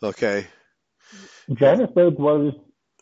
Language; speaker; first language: English; non-native, local second language; Afrikaans